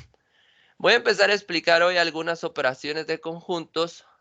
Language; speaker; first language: Spanish; native; Spanish